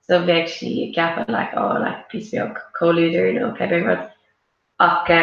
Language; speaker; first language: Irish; non-native, local second language; English